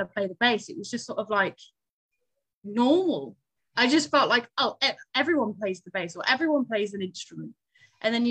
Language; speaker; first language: English; native; English